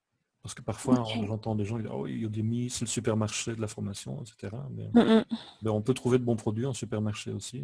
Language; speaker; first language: French; native; French